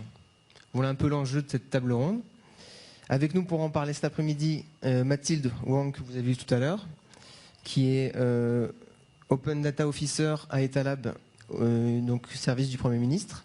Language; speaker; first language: French; native; French